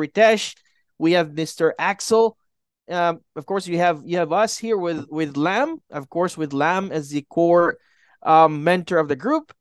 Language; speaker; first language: English; non-native, fluent; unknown